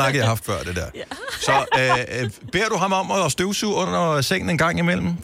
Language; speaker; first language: Danish; native; Danish